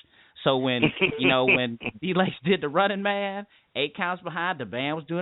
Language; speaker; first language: English; native; English